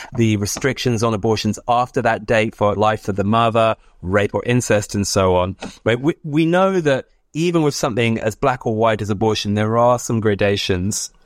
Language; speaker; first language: English; native; English